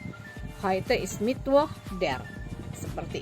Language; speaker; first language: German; non-native, learner; Indonesian